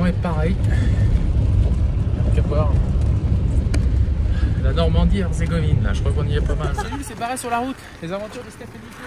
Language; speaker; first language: French; native; French